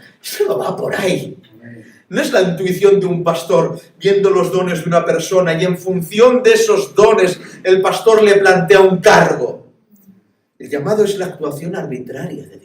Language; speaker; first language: Spanish; native; Spanish